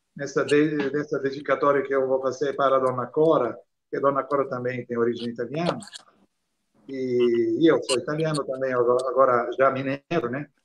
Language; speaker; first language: Portuguese; non-native, fluent; Italian